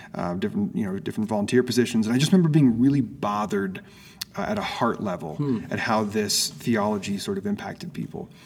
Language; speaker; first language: English; native; English